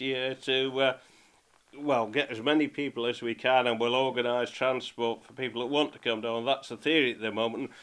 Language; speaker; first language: English; native; English